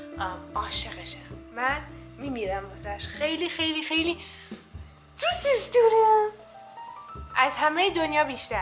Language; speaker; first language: Persian; early bilingual, heritage; Persian